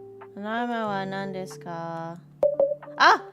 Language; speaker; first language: Japanese; non-native, learner; English